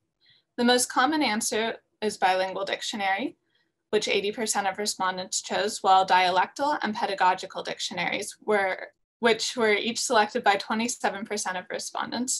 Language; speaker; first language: English; native; English